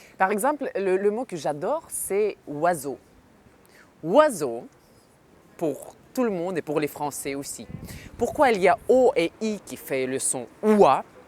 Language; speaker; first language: French; non-native, fluent; Ukrainian